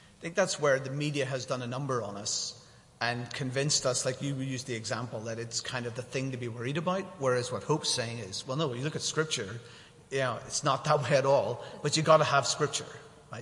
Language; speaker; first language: English; native; English